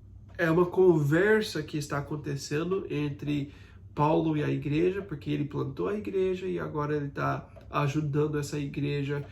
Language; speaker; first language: Portuguese; non-native, fluent; English